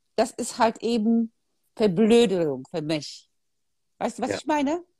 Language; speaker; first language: German; non-native, fluent; Polish